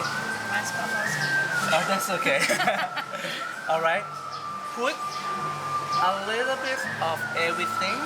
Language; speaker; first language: English; non-native, learner; Thai